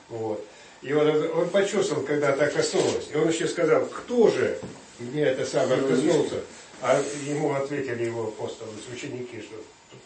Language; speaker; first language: Russian; native; Russian